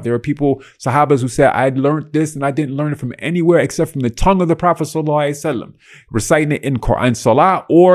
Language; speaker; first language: English; native; English